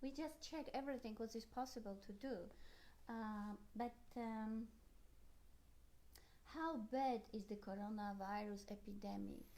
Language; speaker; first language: English; non-native, learner; Polish